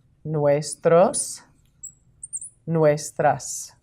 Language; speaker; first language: Spanish; non-native, fluent; English